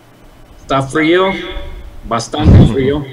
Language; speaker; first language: Portuguese; non-native, fluent; English